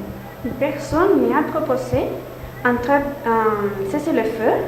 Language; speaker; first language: French; non-native, learner; Spanish